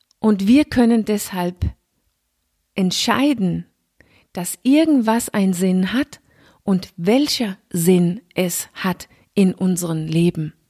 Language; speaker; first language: German; non-native, fluent; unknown